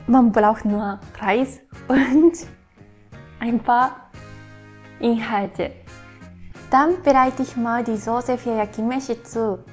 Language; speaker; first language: German; non-native, learner; Japanese